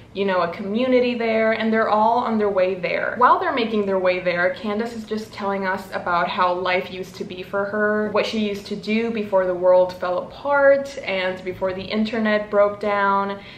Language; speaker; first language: English; non-native, fluent; Spanish